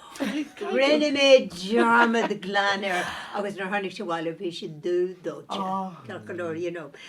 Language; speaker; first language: Irish; non-native, local second language; English